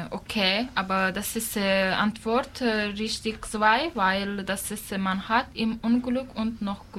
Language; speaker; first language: German; non-native, learner; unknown